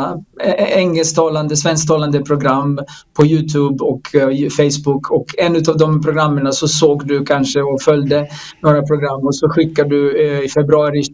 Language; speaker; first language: Swedish; non-native, fluent; Croatian